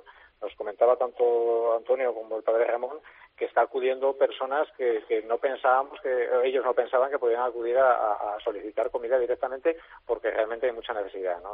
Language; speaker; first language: Spanish; native; Spanish